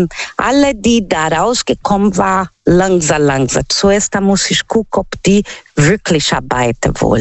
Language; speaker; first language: German; non-native, learner; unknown